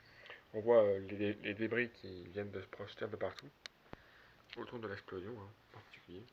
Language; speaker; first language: French; native; French